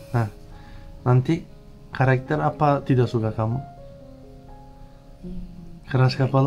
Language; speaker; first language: Indonesian; non-native, learner; Turkish